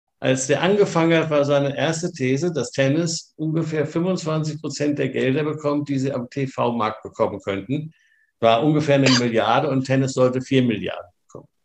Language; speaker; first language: German; native; German